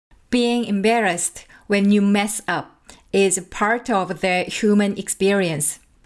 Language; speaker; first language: English; non-native, learner; Korean